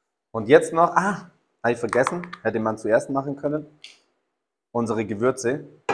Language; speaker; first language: German; native; German